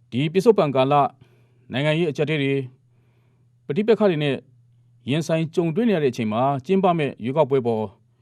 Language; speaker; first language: Burmese; non-native, local second language; Mon